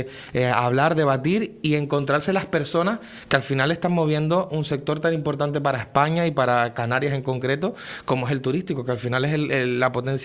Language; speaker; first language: Spanish; native; Spanish